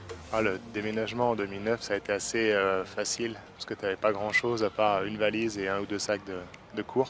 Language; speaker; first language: French; native; French